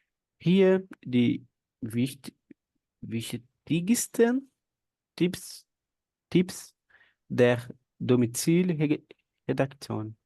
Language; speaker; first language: German; non-native, learner; Portuguese